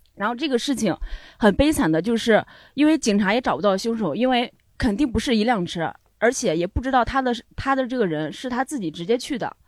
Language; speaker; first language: Chinese; native; Chinese